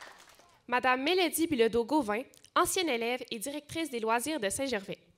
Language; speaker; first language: French; native; French